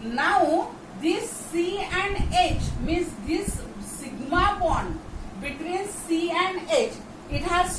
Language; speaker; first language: English; non-native, local second language; Marathi